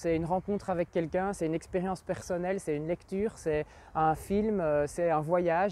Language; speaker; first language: French; native; French